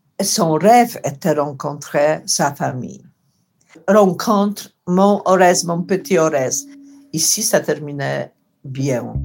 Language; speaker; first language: French; non-native, learner; Polish